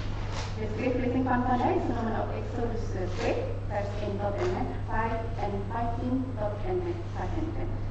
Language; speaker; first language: Dutch; non-native, fluent; Indonesian